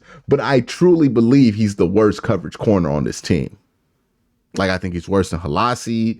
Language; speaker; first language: English; native; English